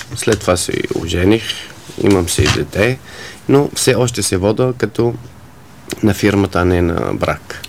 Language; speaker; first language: Bulgarian; non-native, fluent; Arabic